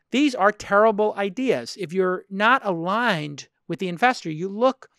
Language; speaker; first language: English; native; English